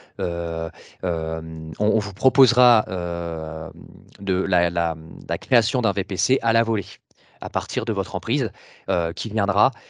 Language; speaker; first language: French; native; French